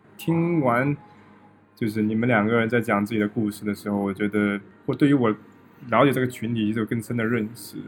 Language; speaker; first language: Chinese; native; Chinese